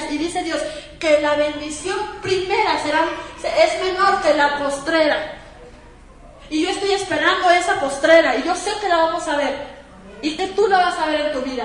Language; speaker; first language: Spanish; native; Spanish